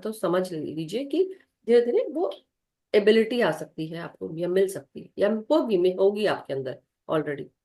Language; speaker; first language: Hindi; native; Hindi